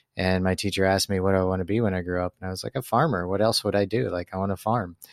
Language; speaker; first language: English; native; English